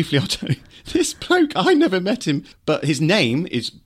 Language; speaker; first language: English; native; English